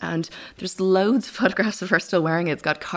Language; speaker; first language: English; native; English